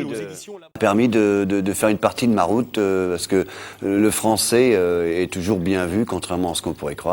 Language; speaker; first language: French; native; French